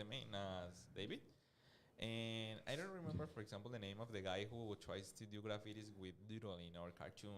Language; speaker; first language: English; non-native, fluent; Spanish